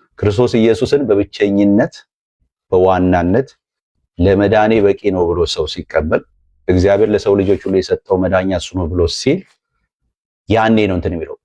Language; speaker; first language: Amharic; native; Amharic